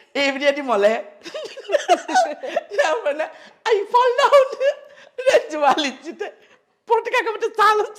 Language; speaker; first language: Malayalam; non-native, fluent; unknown